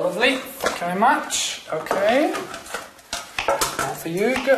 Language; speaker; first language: English; non-native, fluent; German